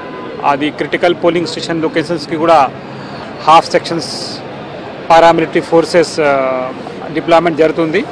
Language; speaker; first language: Telugu; non-native, local second language; Urdu